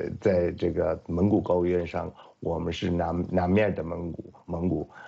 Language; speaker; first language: Chinese; non-native, local second language; Mongolian